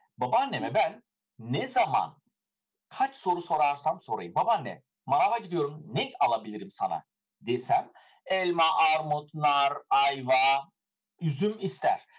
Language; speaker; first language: Turkish; early bilingual, heritage; Turkish